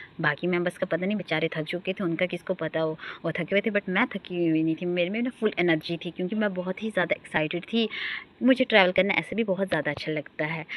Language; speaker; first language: Hindi; non-native, local second language; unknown